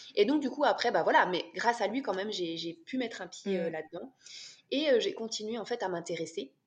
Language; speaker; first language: French; native; French